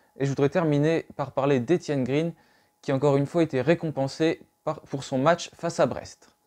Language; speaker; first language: French; native; French